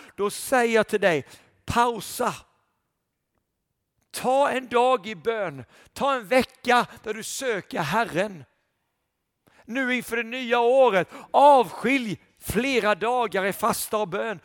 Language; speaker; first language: Swedish; native; Swedish